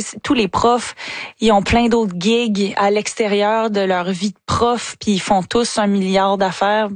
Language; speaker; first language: French; native; French